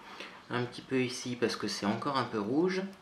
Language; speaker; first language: French; native; French